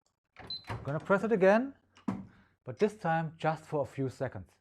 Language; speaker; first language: English; non-native, fluent; German